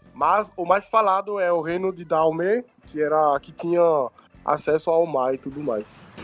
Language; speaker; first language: Portuguese; non-native, fluent; Yoruba